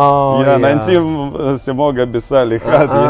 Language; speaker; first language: Indonesian; non-native, learner; Russian